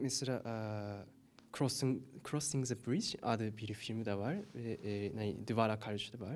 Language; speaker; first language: Turkish; non-native, learner; Japanese